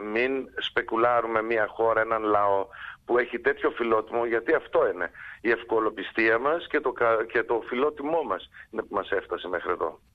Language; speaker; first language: Greek; early bilingual, heritage; Greek